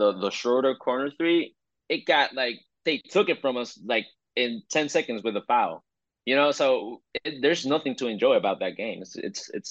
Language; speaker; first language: English; non-native, local second language; Spanish